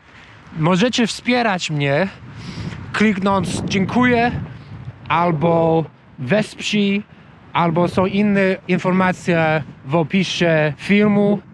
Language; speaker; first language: Polish; non-native, learner; English